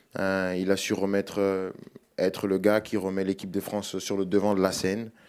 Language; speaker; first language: French; native; French